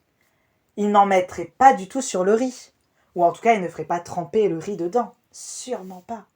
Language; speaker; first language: French; native; French